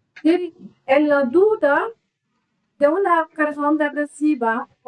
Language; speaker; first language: Spanish; non-native, learner; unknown